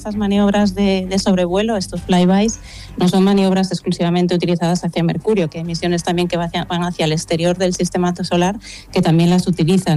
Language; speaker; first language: Spanish; native; Spanish